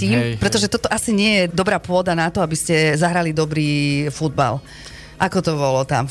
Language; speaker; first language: Slovak; native; Slovak